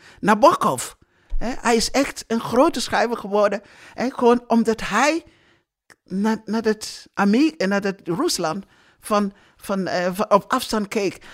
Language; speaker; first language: Dutch; non-native, fluent; English